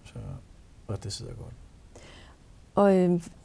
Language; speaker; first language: Danish; native; Danish